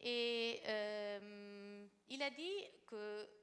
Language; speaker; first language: French; non-native, fluent; Italian